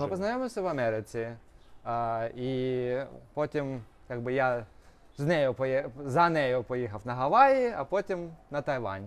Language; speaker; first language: Ukrainian; non-native, local second language; Russian